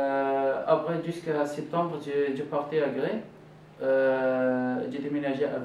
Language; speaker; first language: French; non-native, learner; Arabic